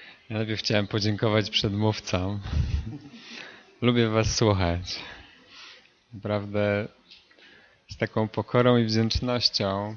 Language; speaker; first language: Polish; native; Polish